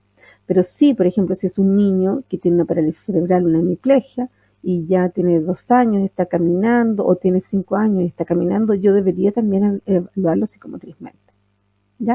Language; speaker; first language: Spanish; native; Spanish